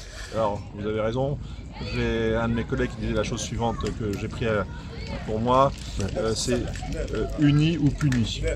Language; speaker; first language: French; native; French